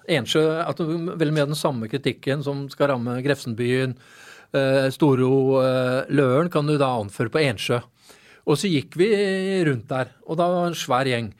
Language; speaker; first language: Norwegian; native; Norwegian